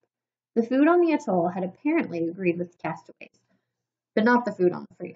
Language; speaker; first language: English; native; English